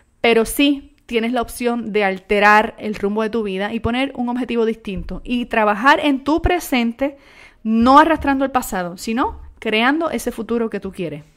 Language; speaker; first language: Spanish; native; Spanish